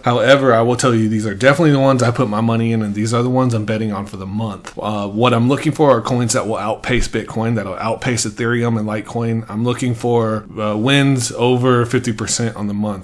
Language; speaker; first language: English; native; English